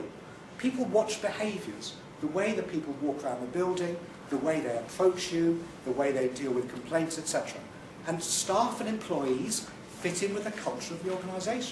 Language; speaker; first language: English; native; English